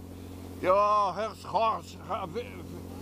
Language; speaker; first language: German; non-native, learner; Polish